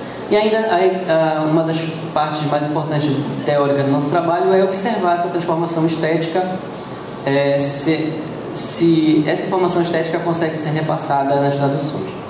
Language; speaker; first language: Portuguese; native; Portuguese